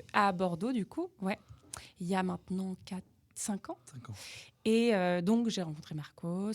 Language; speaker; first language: French; native; French